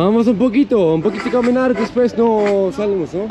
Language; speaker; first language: Spanish; non-native, learner; Swiss German